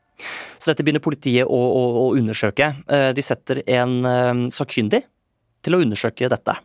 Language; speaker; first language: Norwegian; native; Norwegian